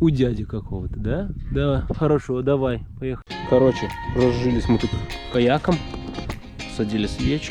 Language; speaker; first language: Russian; native; Russian